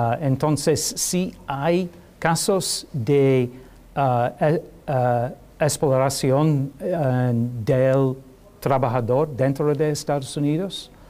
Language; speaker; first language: Spanish; non-native, learner; English